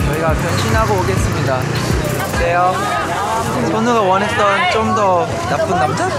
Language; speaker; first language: Korean; early bilingual, heritage; Korean